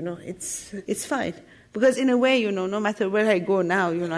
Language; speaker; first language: English; non-native, fluent; Persian